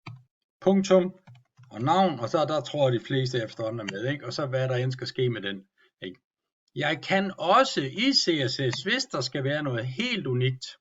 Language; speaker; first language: Danish; native; Danish